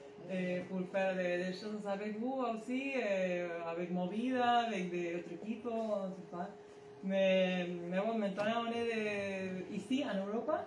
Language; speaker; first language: French; non-native, learner; Spanish